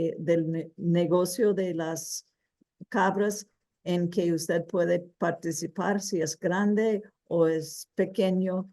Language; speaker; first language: Spanish; early bilingual, heritage; Spanish